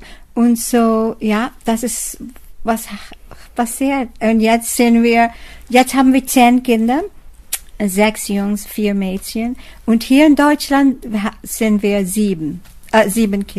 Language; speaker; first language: German; non-native, learner; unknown